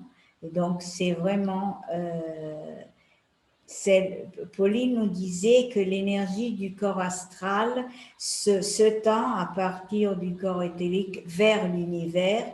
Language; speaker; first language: French; non-native, fluent; Italian